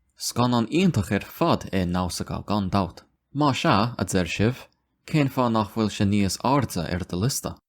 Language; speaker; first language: Irish; non-native, local second language; English